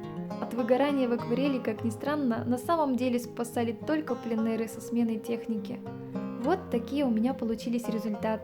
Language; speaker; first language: Russian; native; Russian